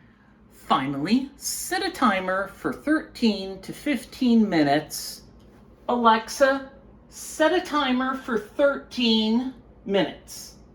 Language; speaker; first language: English; native; English